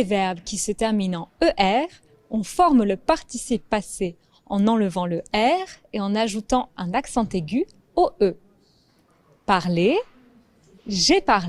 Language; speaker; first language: French; native; French